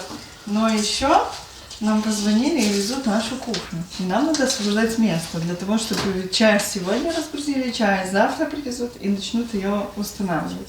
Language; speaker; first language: Russian; native; Russian